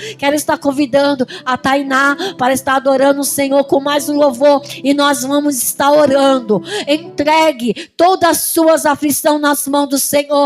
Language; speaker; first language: Portuguese; native; Portuguese